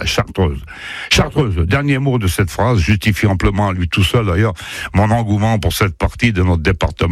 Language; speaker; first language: French; native; French